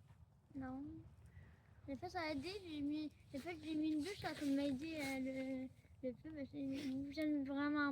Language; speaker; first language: French; native; French